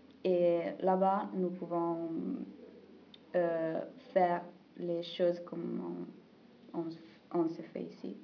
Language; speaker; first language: French; non-native, learner; Italian